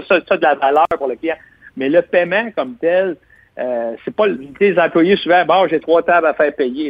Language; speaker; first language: French; native; French